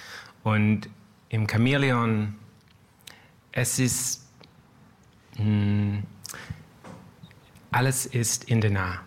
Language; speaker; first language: German; non-native, learner; English